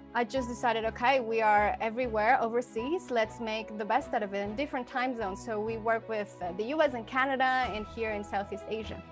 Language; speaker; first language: English; non-native, fluent; Spanish